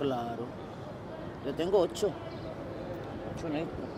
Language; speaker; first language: Spanish; non-native, fluent; Kabuverdianu